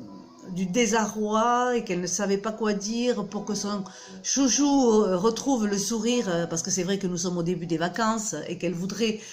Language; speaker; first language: French; native; French